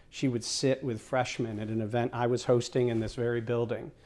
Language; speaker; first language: English; native; English